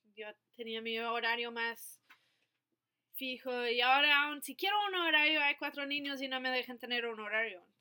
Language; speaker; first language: Spanish; non-native, fluent; English